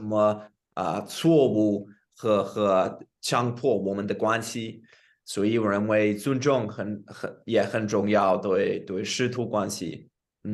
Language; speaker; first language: Chinese; non-native, fluent; English